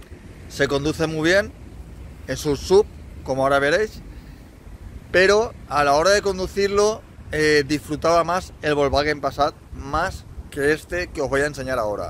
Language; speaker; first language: Spanish; native; Spanish